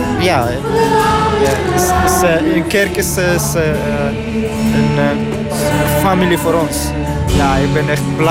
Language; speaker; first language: Dutch; non-native, learner; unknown